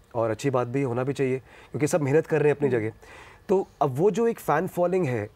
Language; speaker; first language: Hindi; non-native, local second language; Punjabi